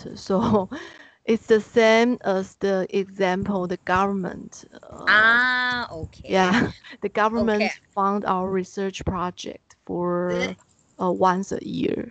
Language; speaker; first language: English; non-native, learner; Chinese